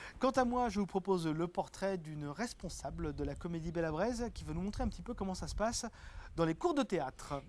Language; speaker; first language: French; native; French